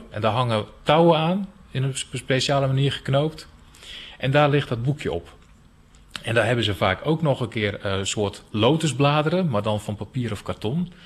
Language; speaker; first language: Dutch; native; Dutch